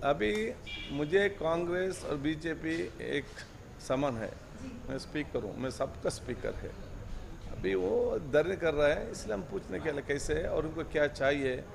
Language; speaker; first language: Hindi; non-native, local second language; Kannada